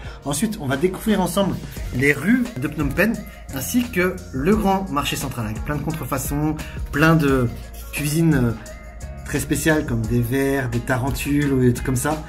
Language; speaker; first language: French; native; French